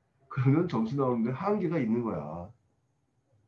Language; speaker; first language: Korean; native; Korean